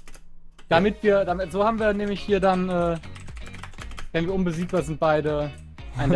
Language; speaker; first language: German; native; German